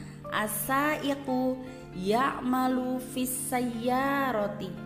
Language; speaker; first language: Arabic; non-native, fluent; Indonesian